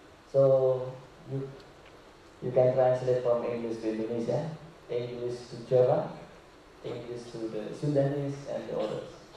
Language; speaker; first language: English; non-native, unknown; Indonesian